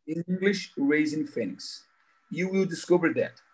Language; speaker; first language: English; non-native, learner; Portuguese